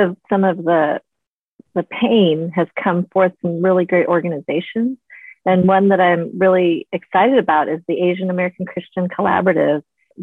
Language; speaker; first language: English; native; English